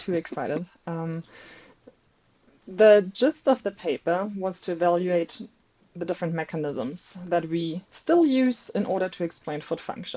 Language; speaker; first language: English; non-native, fluent; German